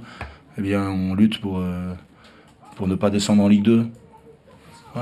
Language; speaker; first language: French; native; French